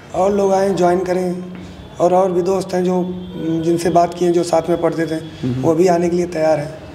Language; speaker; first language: Hindi; native; Hindi